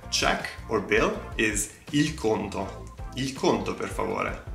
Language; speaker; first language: Italian; native; Italian